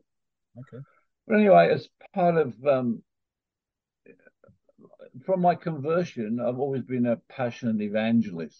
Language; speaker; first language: English; native; English